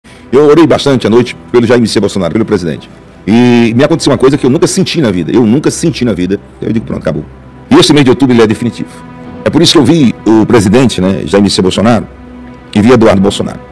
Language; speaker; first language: Portuguese; native; Portuguese